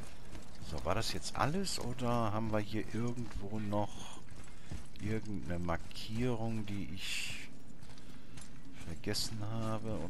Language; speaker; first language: German; native; German